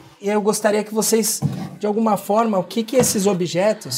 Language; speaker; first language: Portuguese; native; Portuguese